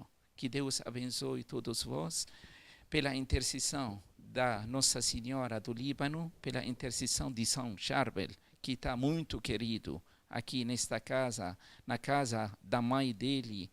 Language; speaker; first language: Portuguese; non-native, fluent; Arabic